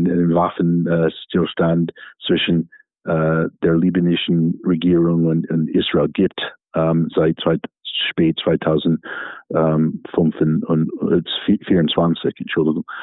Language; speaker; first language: German; non-native, fluent; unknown